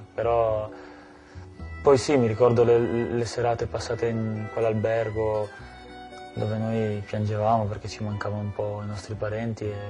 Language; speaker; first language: Italian; early bilingual, other home language; Albanian